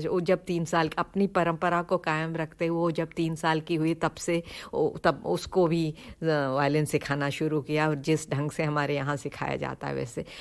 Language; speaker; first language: Hindi; non-native, local second language; Tamil